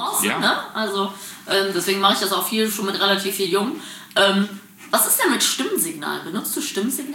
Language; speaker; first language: German; native; German